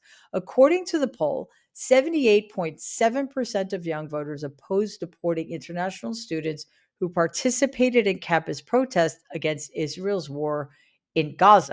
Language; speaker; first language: English; native; English